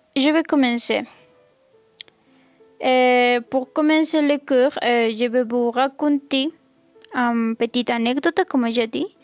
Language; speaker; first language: French; non-native, learner; Spanish